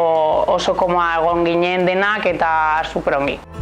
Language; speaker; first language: Basque; non-native, local second language; Spanish